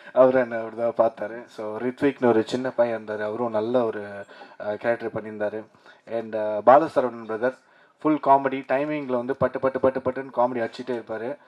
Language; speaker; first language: Tamil; early bilingual, heritage; Tamil